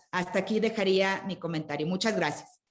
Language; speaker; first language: Spanish; native; Spanish